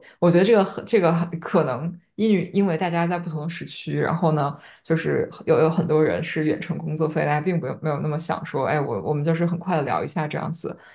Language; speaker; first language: Chinese; native; Chinese